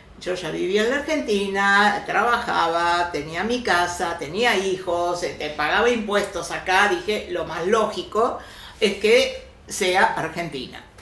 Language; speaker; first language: Spanish; early bilingual, other home language; Yiddish